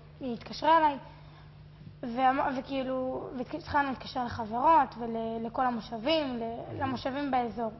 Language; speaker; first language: Hebrew; native; Hebrew